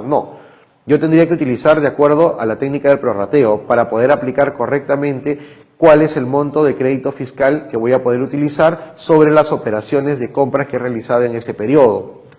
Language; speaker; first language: Spanish; native; Spanish